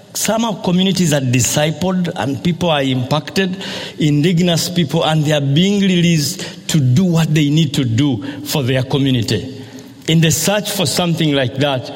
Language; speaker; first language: English; non-native, local second language; Ganda